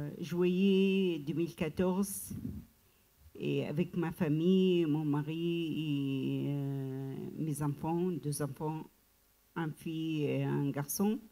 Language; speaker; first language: French; non-native, learner; Arabic